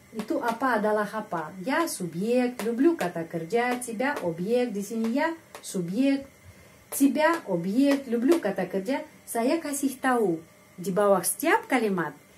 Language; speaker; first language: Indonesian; non-native, fluent; Russian